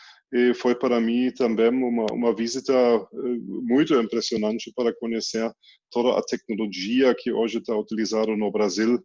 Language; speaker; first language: Portuguese; non-native, fluent; German